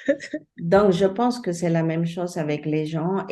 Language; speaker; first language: French; non-native, fluent; Spanish